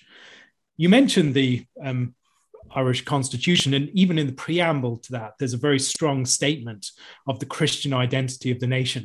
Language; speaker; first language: English; native; English